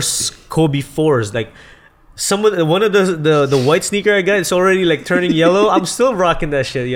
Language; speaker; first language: English; non-native, local second language; Filipino